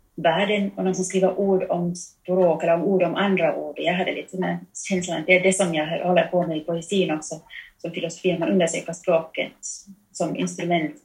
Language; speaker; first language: Swedish; early bilingual, heritage; German